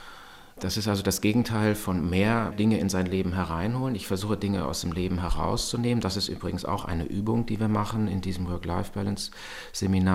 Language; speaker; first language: German; native; German